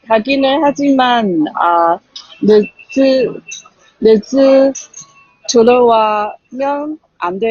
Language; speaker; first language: Korean; non-native, learner; Chinese